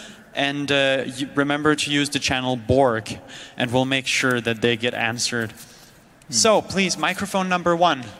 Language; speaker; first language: English; non-native, fluent; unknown